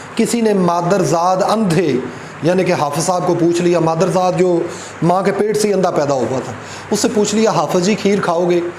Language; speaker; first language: Urdu; non-native, local second language; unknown